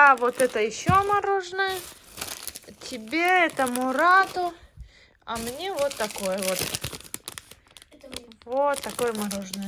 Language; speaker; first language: Russian; non-native, fluent; Tajik